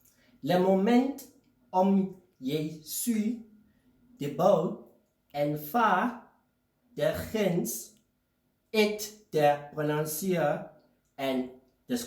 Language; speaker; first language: French; non-native, learner; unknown